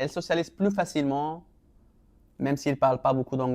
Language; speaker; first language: French; non-native, local second language; Arabic